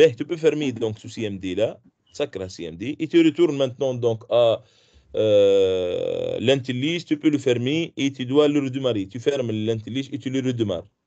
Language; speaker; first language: French; non-native, local second language; Arabic